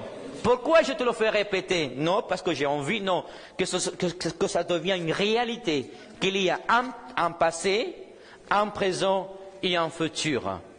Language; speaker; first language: French; non-native, fluent; Spanish